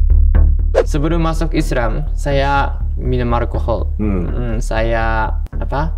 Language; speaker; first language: Indonesian; non-native, fluent; Japanese